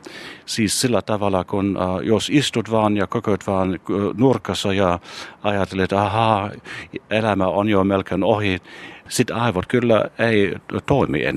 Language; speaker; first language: Finnish; non-native, fluent; German